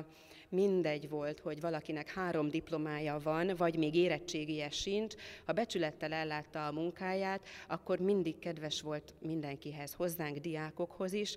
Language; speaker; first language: Hungarian; native; Hungarian